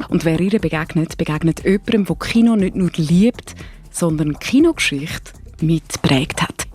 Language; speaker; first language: German; native; German